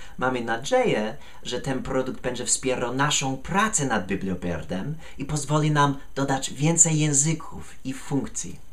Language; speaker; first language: Polish; non-native, fluent; English